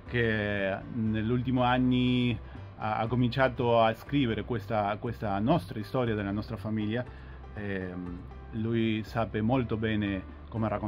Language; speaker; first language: Italian; non-native, fluent; Spanish